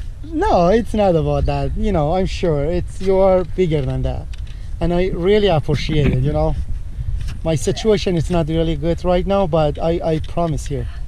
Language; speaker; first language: English; non-native, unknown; Persian